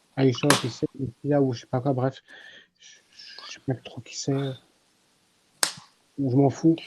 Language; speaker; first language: French; native; French